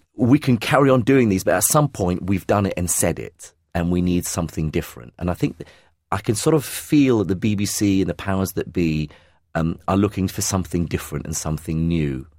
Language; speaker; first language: English; early bilingual, other home language; Arabic